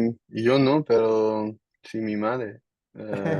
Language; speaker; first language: Spanish; non-native, learner; Dutch